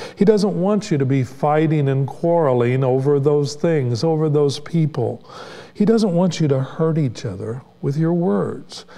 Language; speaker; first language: English; native; English